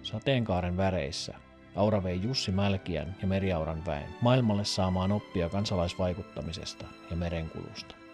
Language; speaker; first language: Finnish; native; Finnish